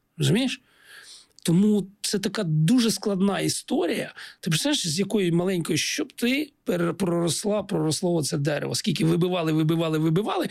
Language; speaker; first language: Ukrainian; non-native, local second language; Russian